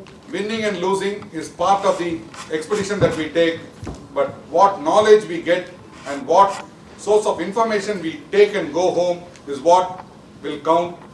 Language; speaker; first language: English; non-native, local second language; Tamil